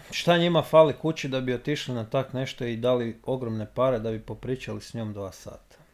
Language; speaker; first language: Croatian; native; Croatian